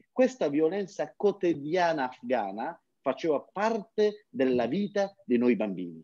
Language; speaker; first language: Italian; non-native, fluent; Persian